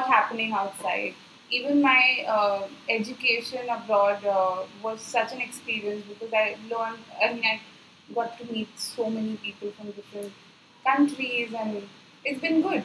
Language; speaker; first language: English; non-native, local second language; Hindi